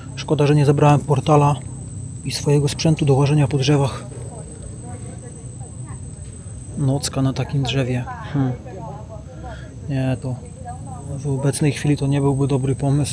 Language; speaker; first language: Polish; native; Polish